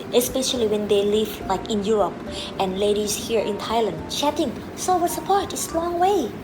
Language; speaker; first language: English; non-native, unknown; Northeastern Thai